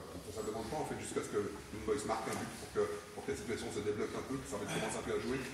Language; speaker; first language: French; native; French